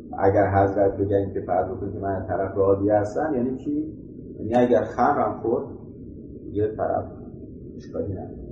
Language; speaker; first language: Persian; non-native, local second language; Arabic